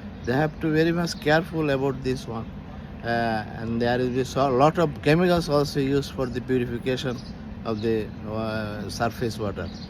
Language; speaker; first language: English; non-native, local second language; Bangla